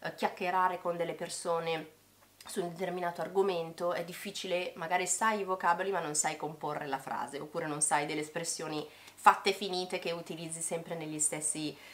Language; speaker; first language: Italian; native; Italian